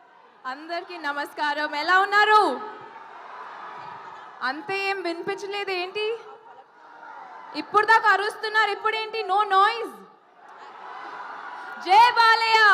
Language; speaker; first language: Telugu; non-native, local second language; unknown